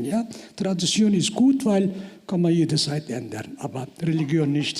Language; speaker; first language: German; non-native, fluent; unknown